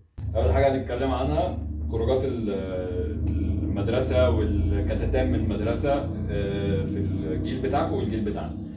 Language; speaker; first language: Arabic; native; Arabic